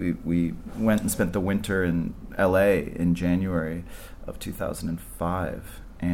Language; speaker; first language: English; native; English